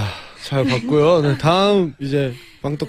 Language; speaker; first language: Korean; native; Korean